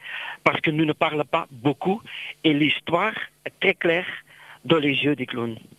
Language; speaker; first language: French; non-native, local second language; Dutch